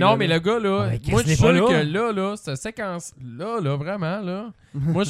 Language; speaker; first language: French; native; French